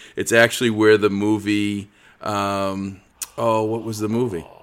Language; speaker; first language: English; native; English